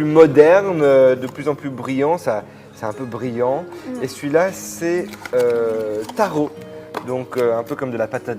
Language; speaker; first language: French; native; French